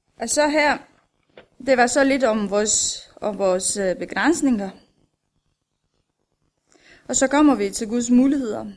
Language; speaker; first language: Danish; non-native, fluent; Romanian